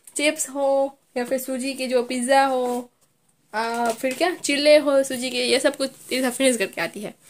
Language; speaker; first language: Hindi; non-native, local second language; Gujarati